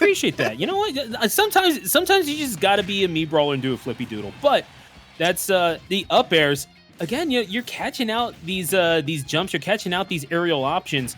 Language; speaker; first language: English; native; English